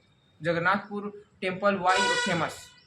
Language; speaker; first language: English; non-native, learner; Hindi